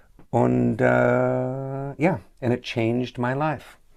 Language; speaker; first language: English; native; English